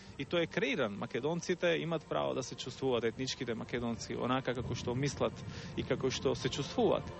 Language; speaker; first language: Macedonian; non-native, local second language; Albanian